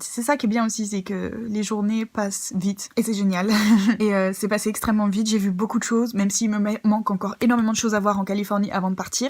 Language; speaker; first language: French; native; French